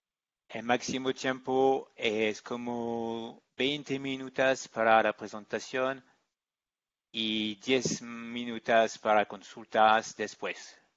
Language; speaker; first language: Spanish; non-native, learner; English